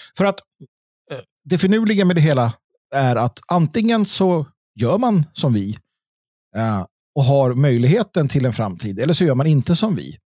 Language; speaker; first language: Swedish; native; Swedish